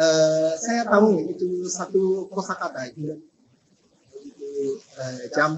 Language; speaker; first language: Indonesian; non-native, learner; Japanese